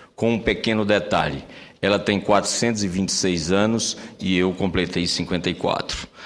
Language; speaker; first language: Portuguese; native; Portuguese